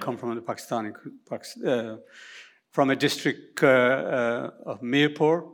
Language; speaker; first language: English; early bilingual, other home language; Urdu